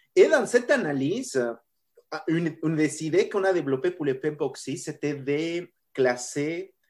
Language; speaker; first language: French; non-native, fluent; Spanish